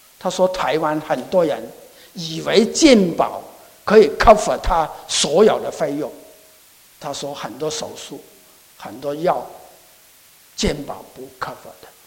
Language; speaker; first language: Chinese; non-native, local second language; Cantonese